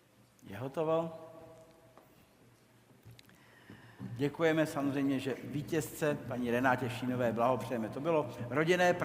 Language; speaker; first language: Czech; native; Czech